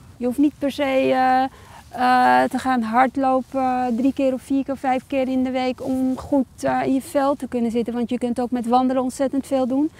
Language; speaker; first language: Dutch; early bilingual, other home language; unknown